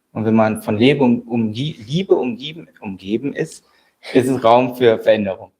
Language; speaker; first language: German; native; German